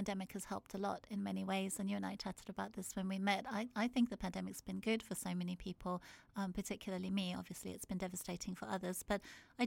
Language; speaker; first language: English; native; English